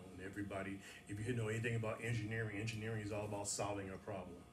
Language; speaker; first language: English; native; English